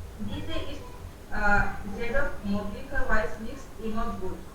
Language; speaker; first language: German; non-native, learner; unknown